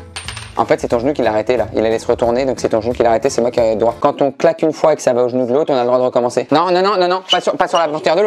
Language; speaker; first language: French; native; French